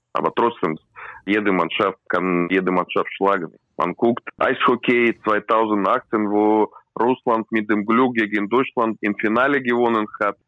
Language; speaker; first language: German; non-native, learner; Russian